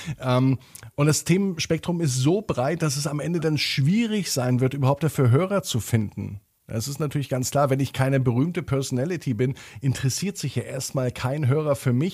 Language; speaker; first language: German; native; German